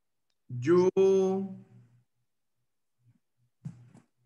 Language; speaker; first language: English; non-native, fluent; Spanish